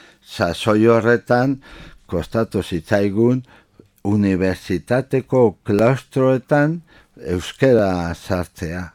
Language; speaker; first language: Basque; non-native, local second language; Spanish